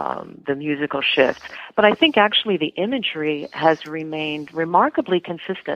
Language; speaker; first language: English; native; English